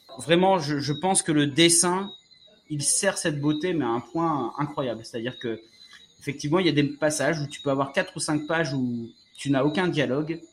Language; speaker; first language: French; native; French